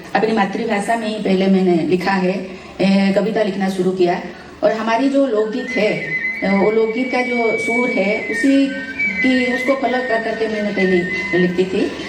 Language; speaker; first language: Hindi; non-native, local second language; Santali